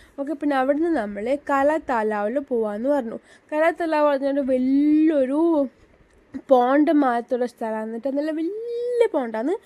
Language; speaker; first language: Malayalam; early bilingual, heritage; Malayalam